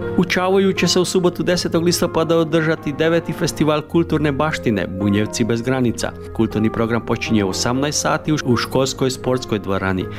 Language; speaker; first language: Croatian; early bilingual, heritage; Croatian